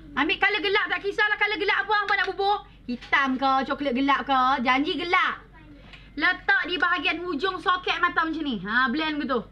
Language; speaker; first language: Malay; native; Malay